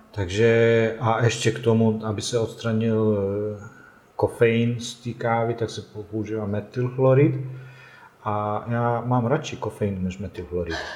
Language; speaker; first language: Czech; non-native, fluent; Bosnian